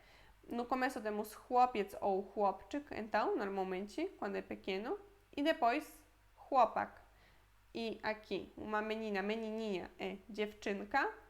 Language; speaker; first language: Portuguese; non-native, fluent; Polish